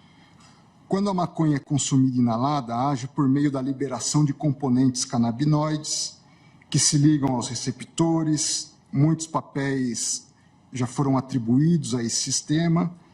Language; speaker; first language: Portuguese; native; Portuguese